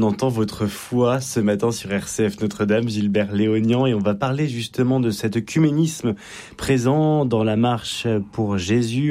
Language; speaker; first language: French; native; French